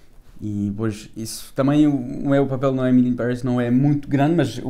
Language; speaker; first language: Portuguese; early bilingual, heritage; French